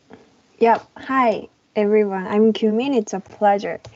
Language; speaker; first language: English; non-native, learner; Korean